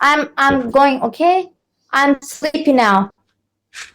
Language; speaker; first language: English; non-native, learner; Turkish